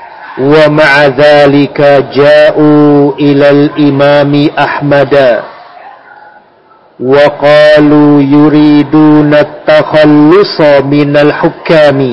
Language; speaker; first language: Arabic; non-native, fluent; Indonesian